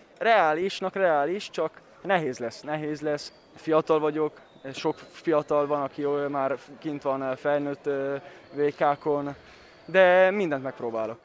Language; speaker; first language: Hungarian; early bilingual, heritage; Hungarian